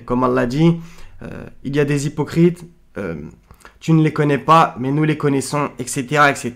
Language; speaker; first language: French; native; French